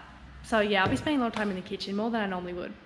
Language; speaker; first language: English; native; English